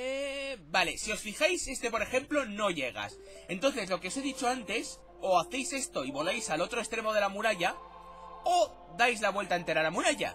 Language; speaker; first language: Spanish; native; Spanish